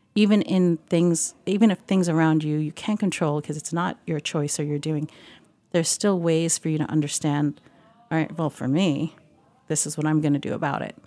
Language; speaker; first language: English; native; English